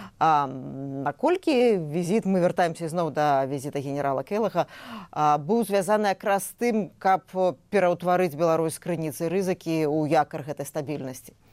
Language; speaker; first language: Belarusian; non-native, local second language; Russian